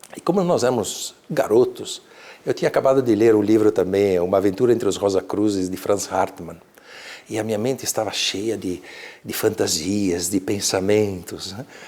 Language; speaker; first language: Portuguese; early bilingual, other home language; Italian